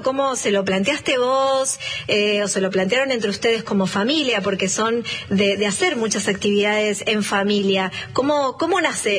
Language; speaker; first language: Spanish; native; Spanish